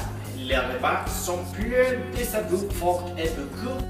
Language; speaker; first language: French; non-native, learner; Spanish